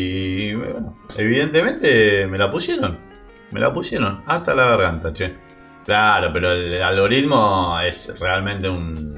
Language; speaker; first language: Spanish; native; Spanish